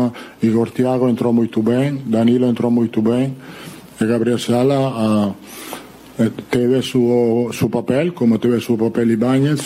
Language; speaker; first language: Portuguese; non-native, fluent; Italian